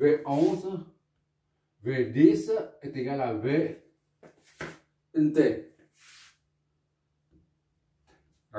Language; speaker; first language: French; non-native, local second language; Arabic